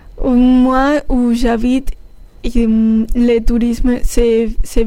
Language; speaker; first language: French; non-native, learner; Spanish